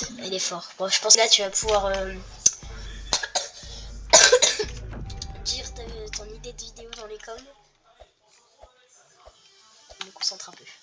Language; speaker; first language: French; native; French